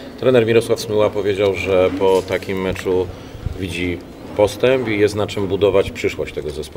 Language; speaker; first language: Polish; native; Polish